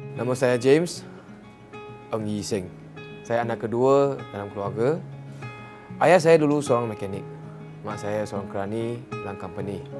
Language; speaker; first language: Malay; non-native, local second language; Chinese